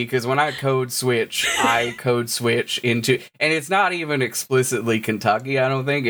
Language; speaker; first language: English; native; English